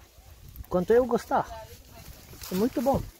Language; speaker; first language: Portuguese; non-native, learner; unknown